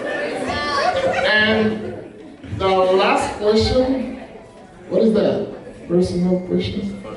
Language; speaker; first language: English; non-native, local second language; French